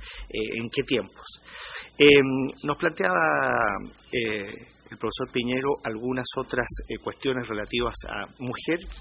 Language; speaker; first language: Spanish; native; Spanish